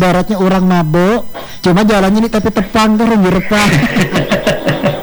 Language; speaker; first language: Indonesian; non-native, local second language; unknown